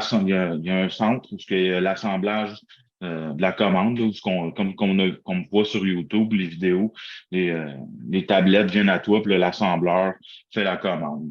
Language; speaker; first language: French; native; French